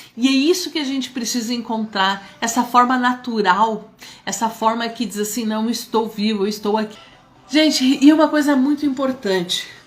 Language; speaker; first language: Portuguese; early bilingual, other home language; Spanish